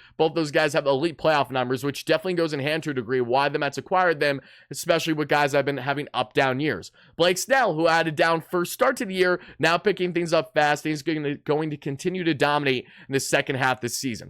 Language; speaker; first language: English; native; English